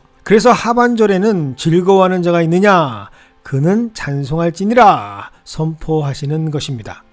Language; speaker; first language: Korean; native; Korean